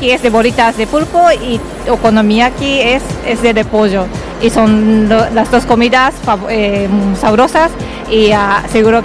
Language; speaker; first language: Spanish; non-native, fluent; Japanese